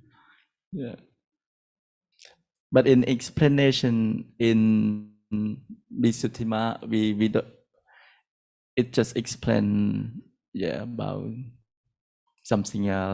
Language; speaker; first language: English; non-native, learner; Thai